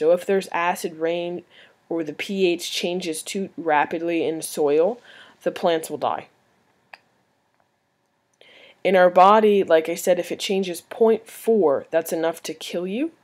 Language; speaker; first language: English; native; English